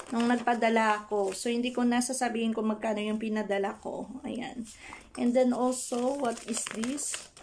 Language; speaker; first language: Filipino; non-native, local second language; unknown